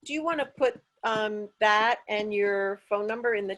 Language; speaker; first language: English; native; English